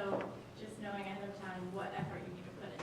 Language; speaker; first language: English; native; English